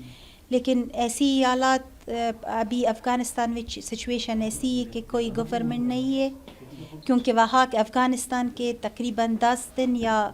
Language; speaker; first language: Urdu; non-native, learner; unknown